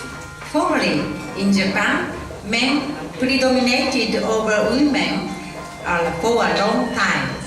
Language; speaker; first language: English; non-native, learner; Japanese